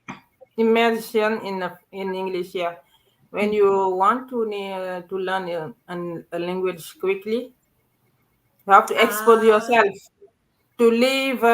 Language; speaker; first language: English; non-native, learner; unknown